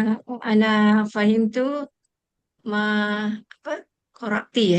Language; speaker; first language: Arabic; non-native, learner; Malay